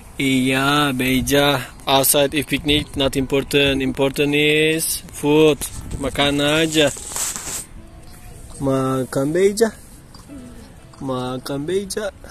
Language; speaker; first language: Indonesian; non-native, learner; Turkish